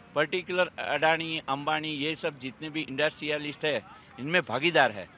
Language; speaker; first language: Hindi; non-native, local second language; Gujarati